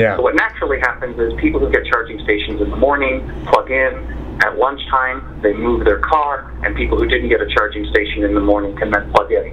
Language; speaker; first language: English; native; English